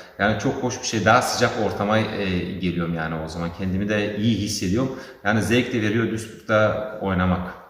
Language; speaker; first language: Turkish; early bilingual, heritage; Turkish